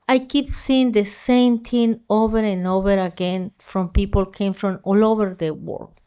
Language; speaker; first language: English; non-native, fluent; Spanish